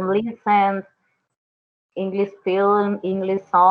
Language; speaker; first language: English; non-native, learner; Spanish